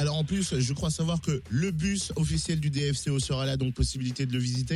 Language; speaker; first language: French; native; French